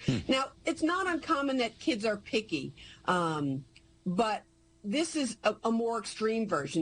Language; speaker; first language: English; native; English